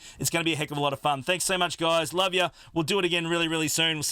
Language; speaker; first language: English; native; English